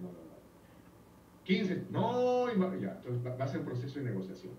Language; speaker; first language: Spanish; native; Spanish